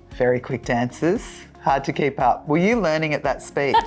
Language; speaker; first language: English; native; English